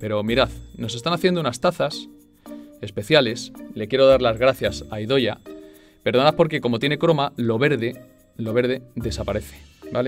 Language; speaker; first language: Spanish; native; Spanish